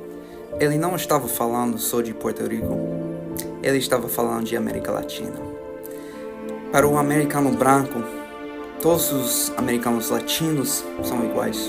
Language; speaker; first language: Portuguese; non-native, fluent; English